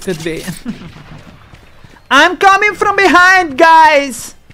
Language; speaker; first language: English; non-native, learner; Spanish